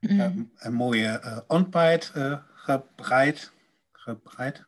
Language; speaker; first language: Dutch; non-native, learner; German